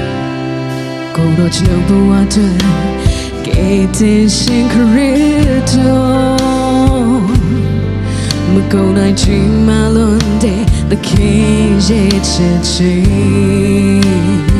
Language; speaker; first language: Burmese; non-native, local second language; Tedim Chin